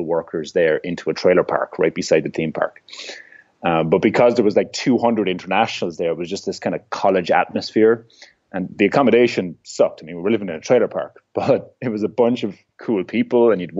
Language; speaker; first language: English; native; English